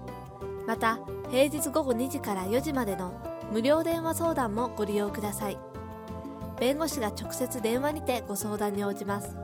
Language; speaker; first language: Japanese; native; Japanese